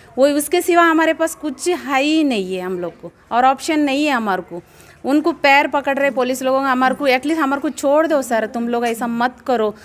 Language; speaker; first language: Hindi; non-native, local second language; Telugu